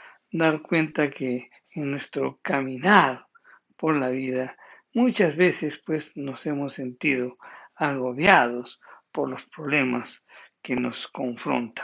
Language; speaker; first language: Spanish; native; Spanish